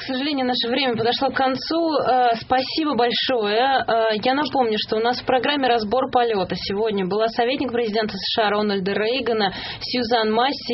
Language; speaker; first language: Russian; native; Russian